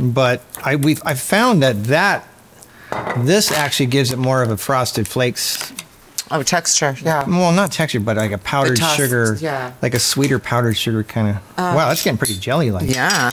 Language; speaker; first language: English; native; English